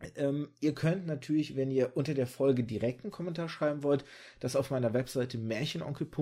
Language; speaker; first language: German; early bilingual, other home language; Russian